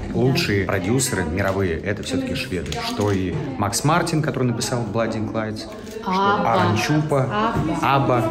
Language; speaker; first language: Russian; native; Russian